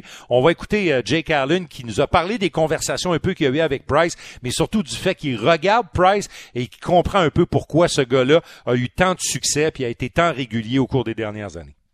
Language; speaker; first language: French; native; French